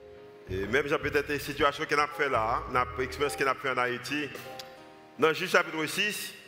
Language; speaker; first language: French; non-native, local second language; Haitian Creole